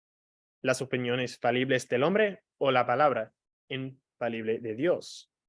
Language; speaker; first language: Spanish; non-native, fluent; English